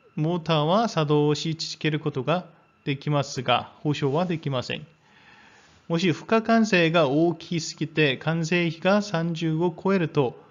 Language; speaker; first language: Japanese; non-native, fluent; Korean